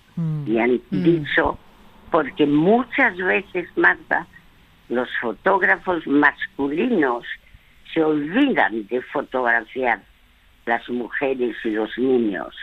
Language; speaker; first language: Spanish; early bilingual, other home language; French